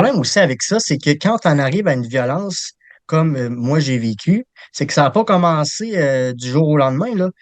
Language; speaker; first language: French; native; French